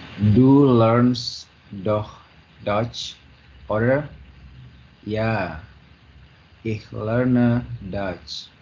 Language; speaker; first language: German; non-native, learner; Indonesian